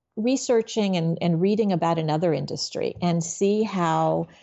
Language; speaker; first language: English; native; English